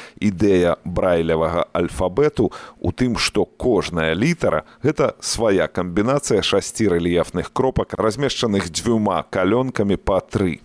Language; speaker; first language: Belarusian; native; Belarusian